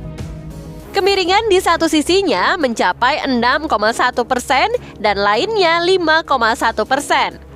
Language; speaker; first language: Indonesian; native; Indonesian